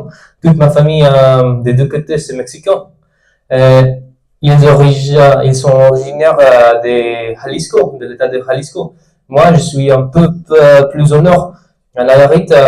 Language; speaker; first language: French; non-native, fluent; English